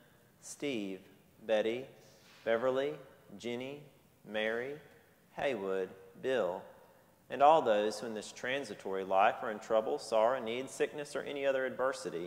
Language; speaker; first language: English; native; English